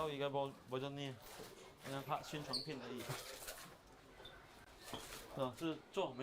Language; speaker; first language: Chinese; native; Chinese